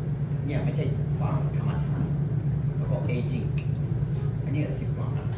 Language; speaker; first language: Thai; non-native, learner; Japanese